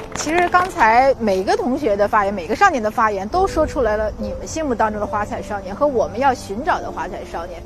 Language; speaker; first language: Chinese; native; Chinese